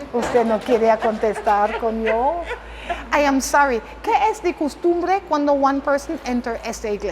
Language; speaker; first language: Spanish; non-native, learner; English